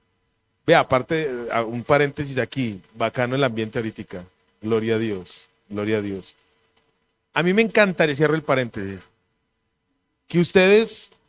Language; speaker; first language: Spanish; native; Spanish